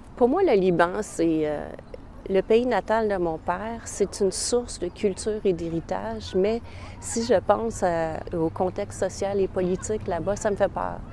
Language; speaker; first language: French; native; French